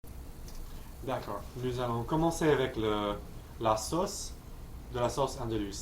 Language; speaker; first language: French; non-native, learner; English